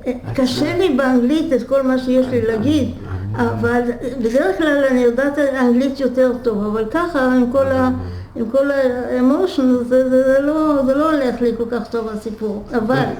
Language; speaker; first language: Hebrew; non-native, fluent; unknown